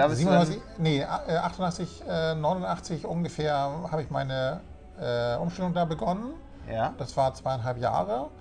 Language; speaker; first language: German; native; German